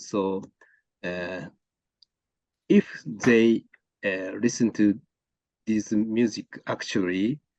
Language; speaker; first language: English; non-native, learner; Japanese